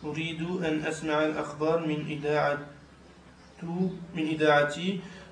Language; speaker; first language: Arabic; non-native, learner; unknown